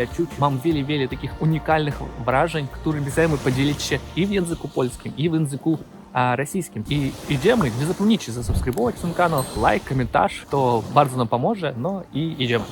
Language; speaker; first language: Polish; non-native, learner; Russian